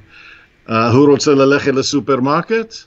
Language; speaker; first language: Hebrew; non-native, fluent; English